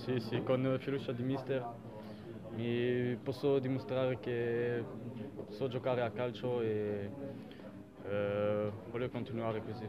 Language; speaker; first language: Italian; non-native, learner; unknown